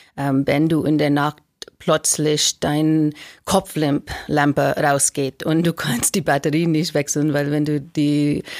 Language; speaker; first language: German; non-native, fluent; English